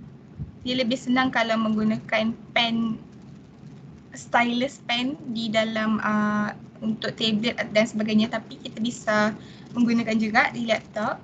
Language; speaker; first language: Malay; native; Malay